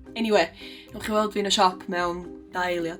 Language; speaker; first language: Welsh; native; Welsh